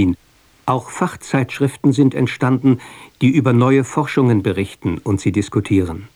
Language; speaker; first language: German; native; German